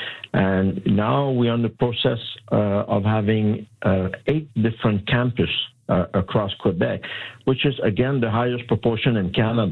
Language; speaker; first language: English; non-native, local second language; French